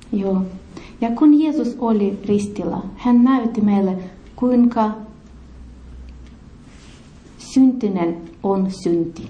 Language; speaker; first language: Finnish; non-native, learner; Russian